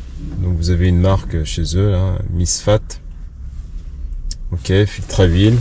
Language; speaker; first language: French; native; French